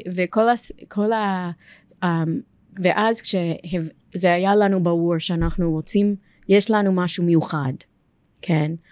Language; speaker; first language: Hebrew; non-native, fluent; English